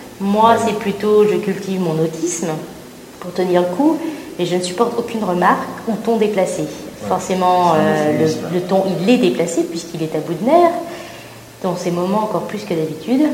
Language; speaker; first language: French; native; French